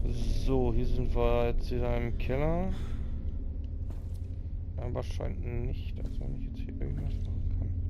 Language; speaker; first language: German; native; German